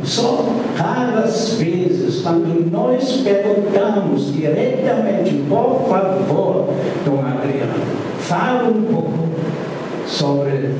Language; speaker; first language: Portuguese; non-native, fluent; German